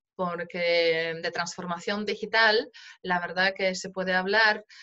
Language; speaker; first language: Spanish; non-native, fluent; Polish